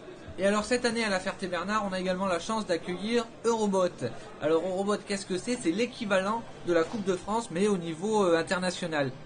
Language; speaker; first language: French; native; French